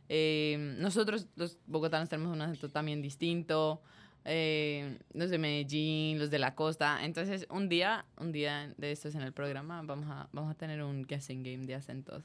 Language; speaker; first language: Spanish; native; Spanish